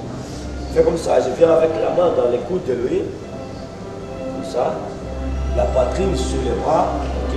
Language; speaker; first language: French; non-native, learner; Portuguese